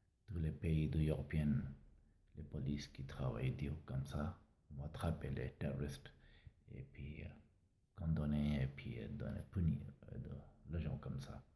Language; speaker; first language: French; non-native, learner; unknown